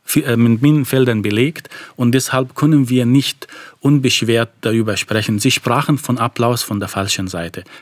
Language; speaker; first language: German; non-native, fluent; Arabic